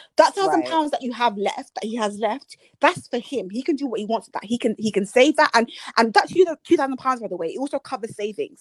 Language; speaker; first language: English; early bilingual, other home language; Yoruba